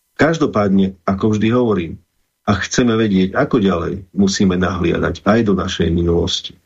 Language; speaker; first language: Slovak; native; Slovak